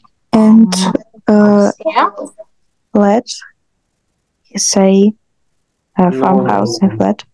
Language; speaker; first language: English; non-native, learner; Russian